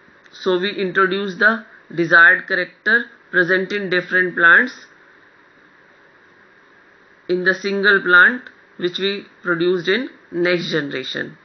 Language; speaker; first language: English; non-native, local second language; Hindi